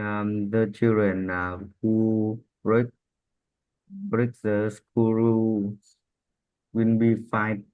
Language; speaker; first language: English; non-native, learner; Vietnamese